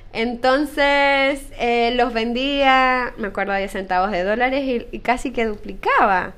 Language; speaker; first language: Spanish; native; Spanish